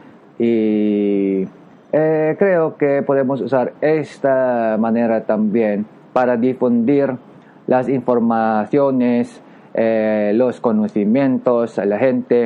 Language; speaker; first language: Spanish; non-native, learner; Japanese